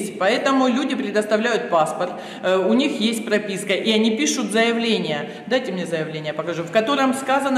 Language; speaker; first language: Russian; native; Russian